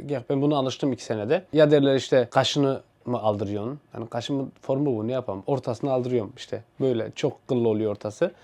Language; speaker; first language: Turkish; early bilingual, heritage; Turkish